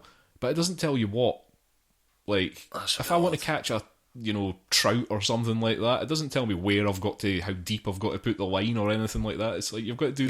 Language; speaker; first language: English; native; English